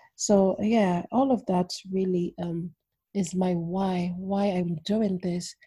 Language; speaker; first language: English; non-native, local second language; Yoruba